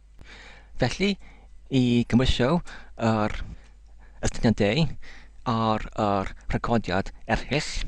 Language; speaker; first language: Welsh; non-native, learner; English